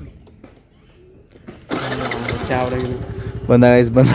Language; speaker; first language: Kannada; native; Kannada